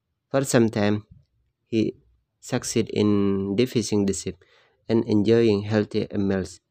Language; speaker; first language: English; non-native, learner; Indonesian